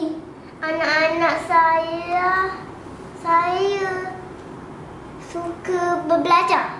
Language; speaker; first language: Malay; non-native, local second language; English